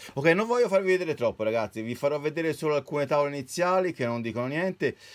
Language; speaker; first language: Italian; native; Italian